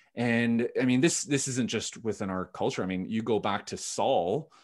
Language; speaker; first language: English; native; English